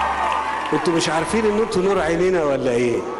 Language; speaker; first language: Arabic; native; Arabic